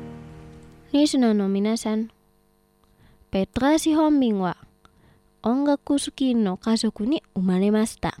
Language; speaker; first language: Japanese; non-native, fluent; Indonesian